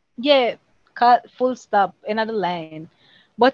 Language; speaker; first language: English; native; English